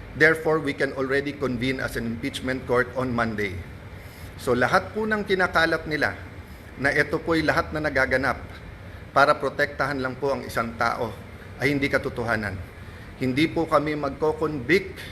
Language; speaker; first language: Filipino; native; Filipino